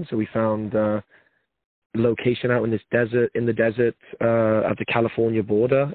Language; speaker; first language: English; native; English